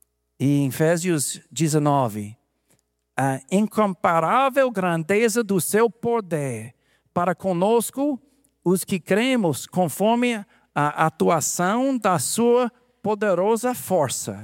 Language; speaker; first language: Portuguese; non-native, fluent; English